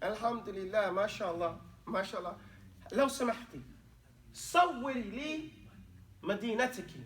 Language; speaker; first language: Arabic; non-native, fluent; English